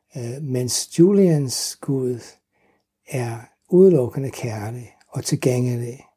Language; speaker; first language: Danish; non-native, fluent; English